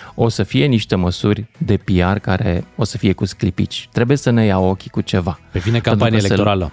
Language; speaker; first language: Romanian; native; Romanian